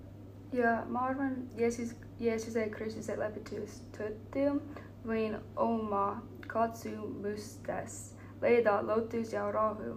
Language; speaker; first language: Estonian; non-native, learner; Finnish